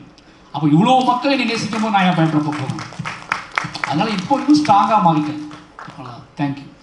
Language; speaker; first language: Tamil; native; Tamil